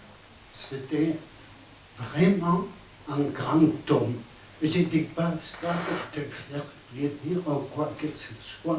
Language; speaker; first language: French; non-native, fluent; Spanish